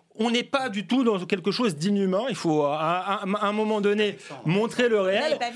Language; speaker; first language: French; native; French